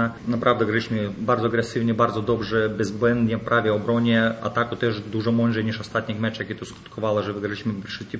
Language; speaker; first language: Polish; non-native, fluent; Lithuanian